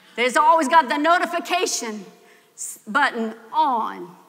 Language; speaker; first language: English; native; English